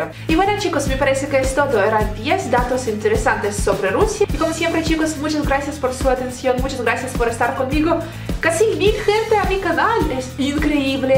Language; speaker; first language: Spanish; non-native, learner; Russian